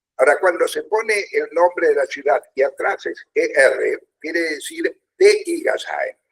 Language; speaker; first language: Spanish; early bilingual, other home language; German